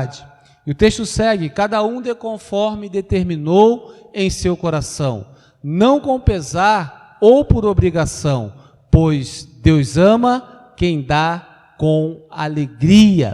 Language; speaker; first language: Portuguese; native; Portuguese